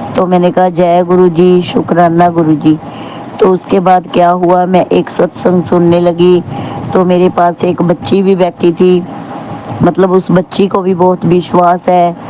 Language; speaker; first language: Hindi; non-native, local second language; Punjabi